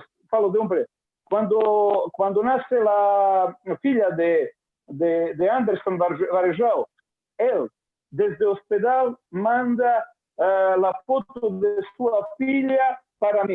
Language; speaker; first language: Portuguese; non-native, learner; Croatian